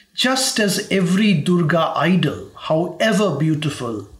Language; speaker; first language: English; non-native, local second language; Bangla